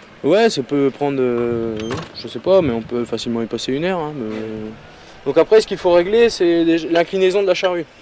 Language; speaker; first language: French; native; French